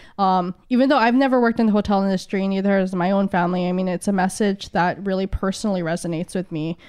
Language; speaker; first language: English; early bilingual, other home language; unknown